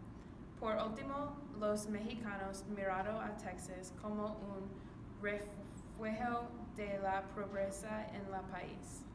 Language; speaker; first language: Spanish; non-native, learner; English